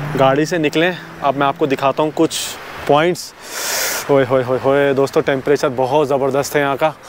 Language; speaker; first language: Urdu; native; Urdu